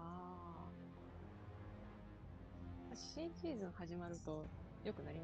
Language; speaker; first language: Japanese; native; Japanese